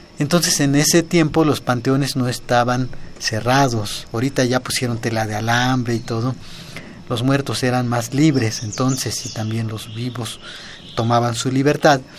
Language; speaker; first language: Spanish; non-native, local second language; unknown